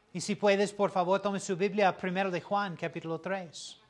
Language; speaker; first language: Spanish; non-native, fluent; English